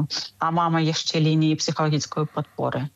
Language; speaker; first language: Czech; non-native, fluent; Ukrainian